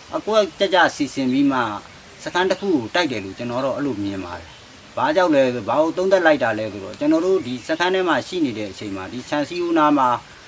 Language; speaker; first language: Burmese; native; Burmese